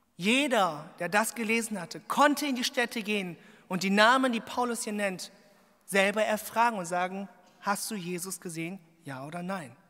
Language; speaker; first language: German; early bilingual, other home language; Korean